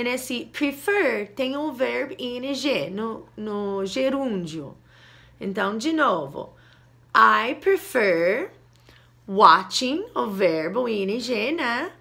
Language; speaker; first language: Portuguese; non-native, fluent; English